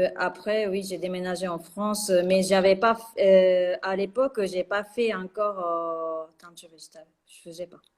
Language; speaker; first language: French; non-native, fluent; Japanese